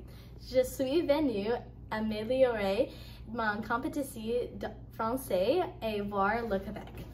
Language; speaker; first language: French; non-native, learner; English